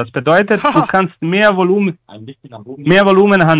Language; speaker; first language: German; non-native, fluent; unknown